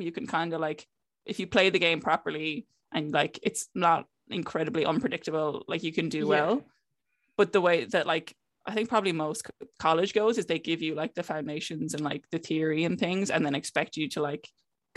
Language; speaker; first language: English; native; English